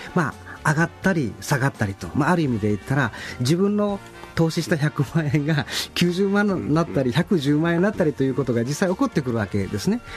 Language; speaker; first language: Japanese; native; Japanese